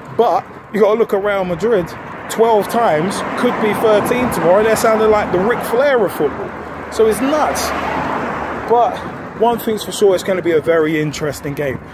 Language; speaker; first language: English; native; English